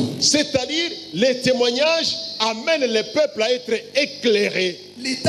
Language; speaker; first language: French; non-native, local second language; Lingala